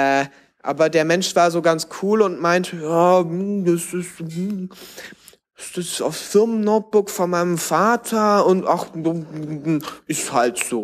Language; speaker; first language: German; native; German